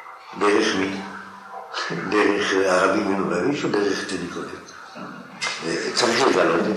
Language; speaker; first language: Hebrew; non-native, fluent; French